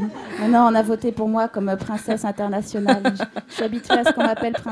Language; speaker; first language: French; native; French